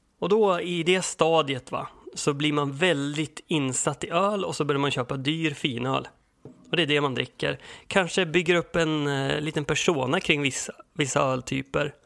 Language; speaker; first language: Swedish; native; Swedish